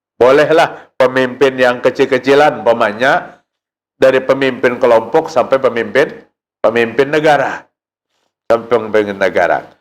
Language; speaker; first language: Indonesian; non-native, local second language; Banjar